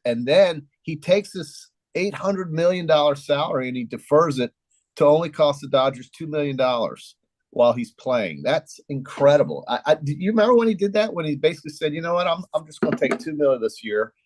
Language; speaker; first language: English; native; English